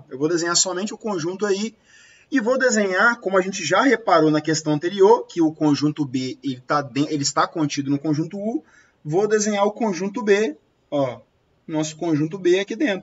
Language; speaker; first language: Portuguese; native; Portuguese